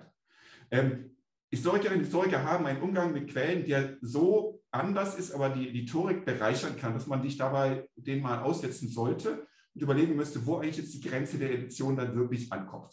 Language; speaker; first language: German; native; German